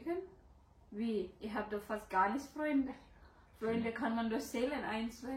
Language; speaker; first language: German; non-native, learner; Indonesian